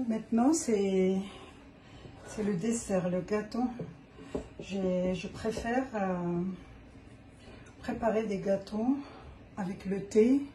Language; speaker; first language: French; non-native, local second language; Arabic